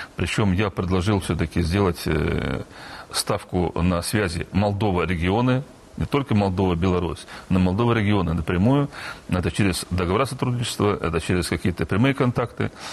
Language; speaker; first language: Russian; non-native, local second language; Romanian